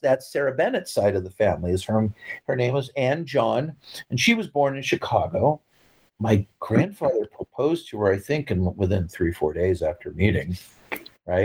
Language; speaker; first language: English; native; English